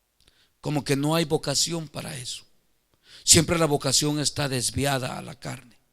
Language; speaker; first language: Spanish; native; Spanish